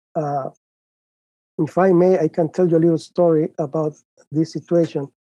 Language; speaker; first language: English; non-native, fluent; Spanish